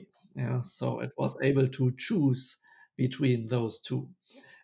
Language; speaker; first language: English; non-native, fluent; German